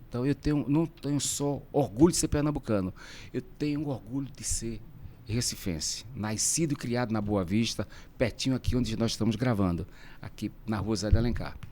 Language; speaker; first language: Portuguese; native; Portuguese